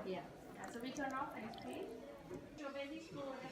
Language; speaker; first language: English; non-native, learner; Thai